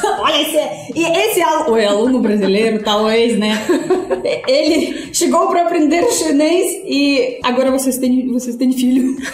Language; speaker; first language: Portuguese; non-native, fluent; Russian